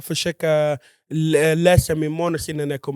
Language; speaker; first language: Swedish; non-native, fluent; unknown